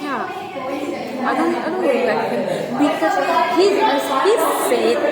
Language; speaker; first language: English; non-native, learner; Indonesian